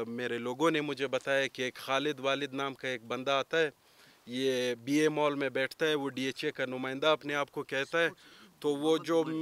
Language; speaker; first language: Urdu; non-native, local second language; Pashto